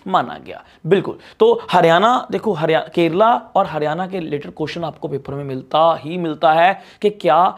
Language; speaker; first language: Hindi; non-native, local second language; Punjabi